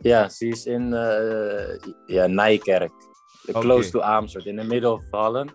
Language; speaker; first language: English; non-native, fluent; Dutch